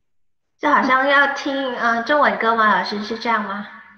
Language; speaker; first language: Chinese; non-native, fluent; Indonesian